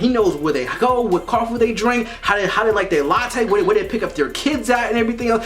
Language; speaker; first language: English; native; English